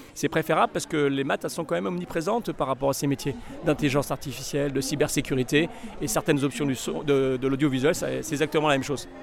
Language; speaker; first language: French; native; French